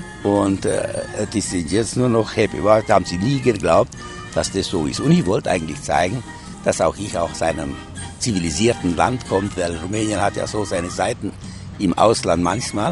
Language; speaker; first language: German; native; German